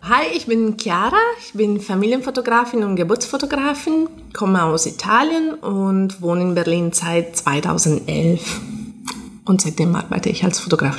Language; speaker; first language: German; non-native, fluent; Italian